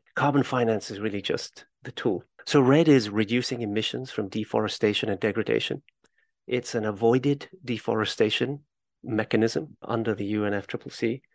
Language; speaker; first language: English; native; English